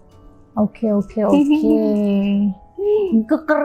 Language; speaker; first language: Indonesian; native; Indonesian